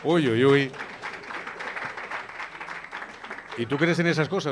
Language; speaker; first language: Spanish; native; Spanish